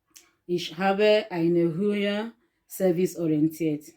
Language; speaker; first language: German; non-native, learner; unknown